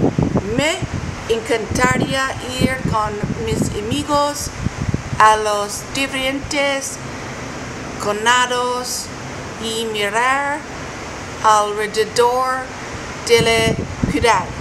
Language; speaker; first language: Spanish; non-native, learner; English